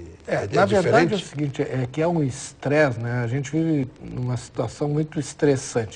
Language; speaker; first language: Portuguese; native; Portuguese